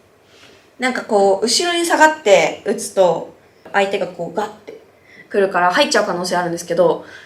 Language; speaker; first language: Japanese; native; Japanese